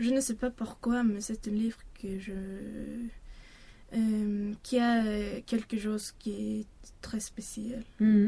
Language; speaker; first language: French; non-native, learner; Swedish